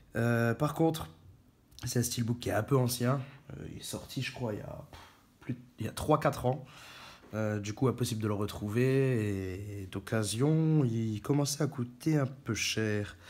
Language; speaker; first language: French; native; French